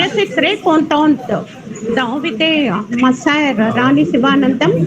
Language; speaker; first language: French; non-native, fluent; Tamil